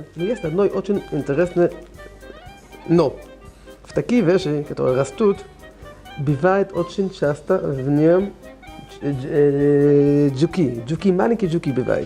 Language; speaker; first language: Russian; non-native, learner; Hebrew